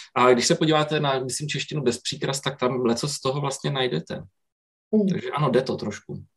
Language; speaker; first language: Czech; native; Czech